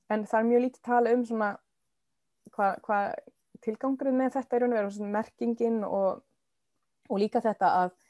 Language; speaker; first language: Icelandic; non-native, fluent; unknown